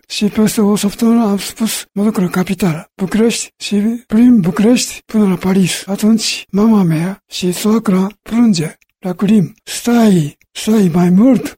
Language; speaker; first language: Romanian; non-native, learner; Japanese